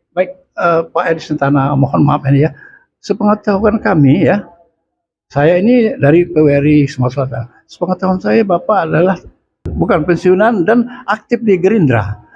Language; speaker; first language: Indonesian; native; Indonesian